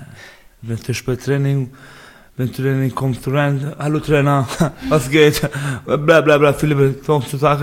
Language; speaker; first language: German; non-native, learner; Baluchi